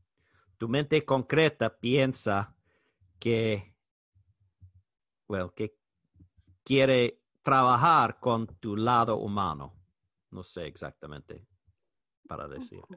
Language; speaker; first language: Spanish; non-native, learner; English